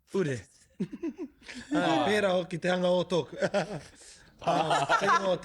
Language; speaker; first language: Māori; non-native, local second language; English